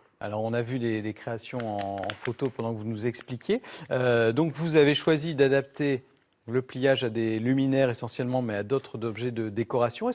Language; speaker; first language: French; native; French